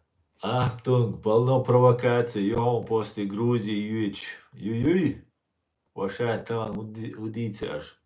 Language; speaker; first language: Russian; non-native, local second language; Chechen